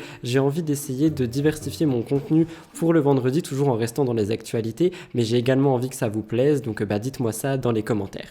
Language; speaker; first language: French; native; French